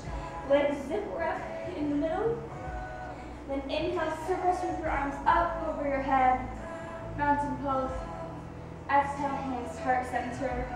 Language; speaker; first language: English; native; English